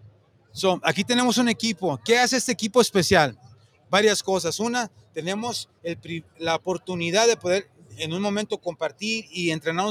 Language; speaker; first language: Spanish; native; Spanish